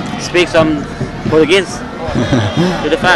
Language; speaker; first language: English; non-native, learner; Thai